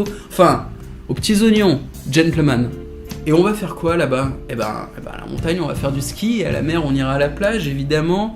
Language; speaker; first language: French; native; French